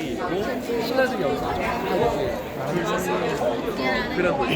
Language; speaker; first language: Korean; native; Korean